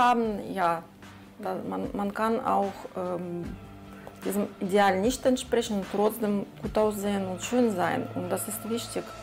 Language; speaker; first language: German; non-native, fluent; Russian